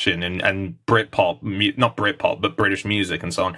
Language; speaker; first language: English; native; English